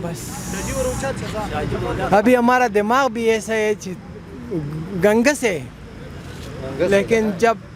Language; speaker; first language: Hindi; non-native, local second language; Pashto